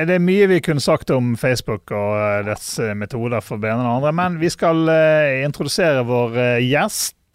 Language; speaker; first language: Norwegian; native; Norwegian